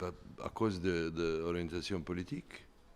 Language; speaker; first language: French; non-native, learner; Serbian